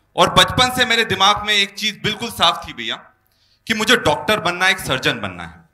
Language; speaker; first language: Hindi; native; Hindi